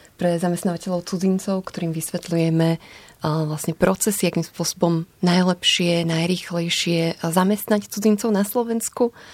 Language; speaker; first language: Slovak; native; Slovak